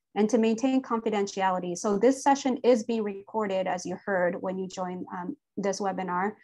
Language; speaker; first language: English; native; English